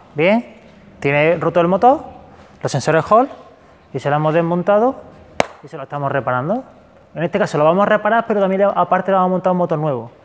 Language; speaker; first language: Spanish; native; Spanish